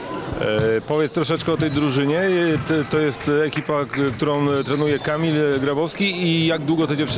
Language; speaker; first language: Polish; native; Polish